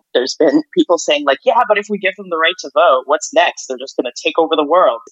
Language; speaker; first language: English; early bilingual, other home language; Ukrainian